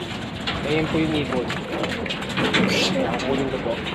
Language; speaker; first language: Filipino; native; Filipino